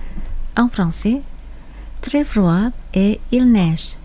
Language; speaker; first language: French; non-native, fluent; Indonesian